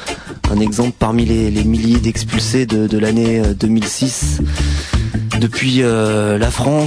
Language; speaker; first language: French; native; French